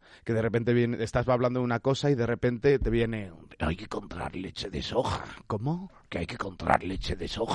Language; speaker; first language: Spanish; native; Spanish